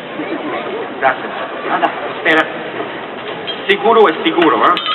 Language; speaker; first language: Spanish; non-native, fluent; Italian